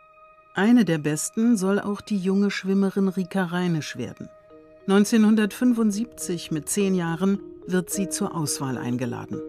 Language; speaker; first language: German; native; German